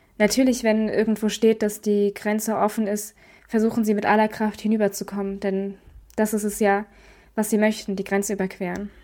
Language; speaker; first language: German; native; German